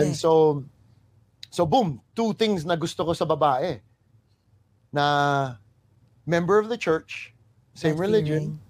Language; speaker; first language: English; native; English